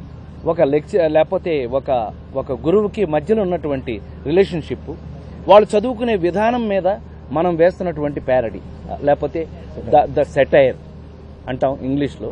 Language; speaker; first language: Telugu; native; Telugu